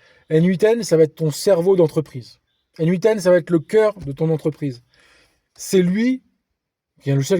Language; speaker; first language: French; native; French